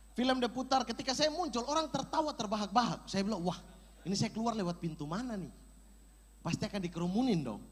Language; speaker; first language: Indonesian; native; Indonesian